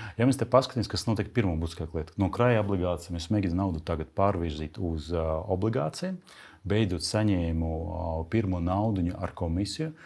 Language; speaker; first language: Latvian; non-native, local second language; Russian